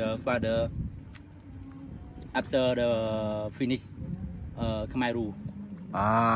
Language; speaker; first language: English; non-native, learner; Khmer